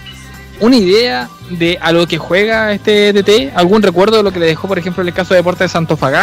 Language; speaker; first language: Spanish; native; Spanish